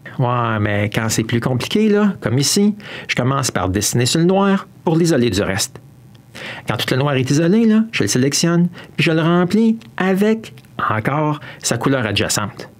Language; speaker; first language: French; native; French